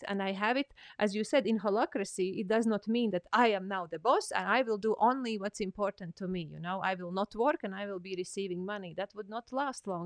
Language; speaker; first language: English; non-native, fluent; Latvian